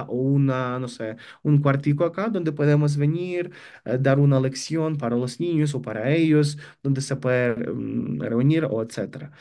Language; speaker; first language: Spanish; non-native, fluent; Ukrainian